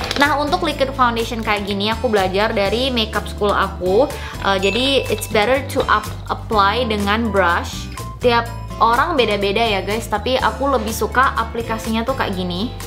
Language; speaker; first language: Indonesian; early bilingual, other home language; Korean